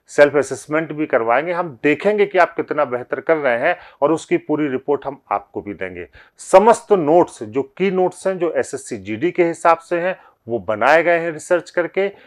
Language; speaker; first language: Hindi; native; Hindi